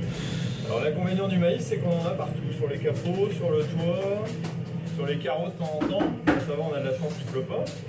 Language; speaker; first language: French; native; French